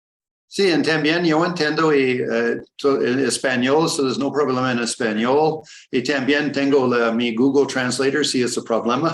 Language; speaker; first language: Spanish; non-native, learner; English